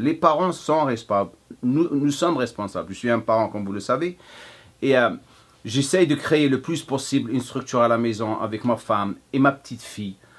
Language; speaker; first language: French; non-native, fluent; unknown